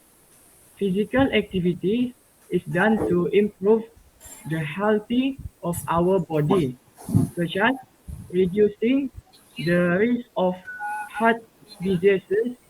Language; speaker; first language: English; non-native, local second language; Malay